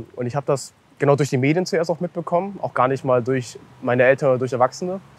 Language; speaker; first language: German; native; German